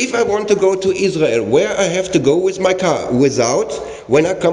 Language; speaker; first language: English; non-native, learner; German